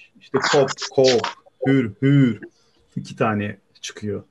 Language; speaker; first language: Turkish; native; Turkish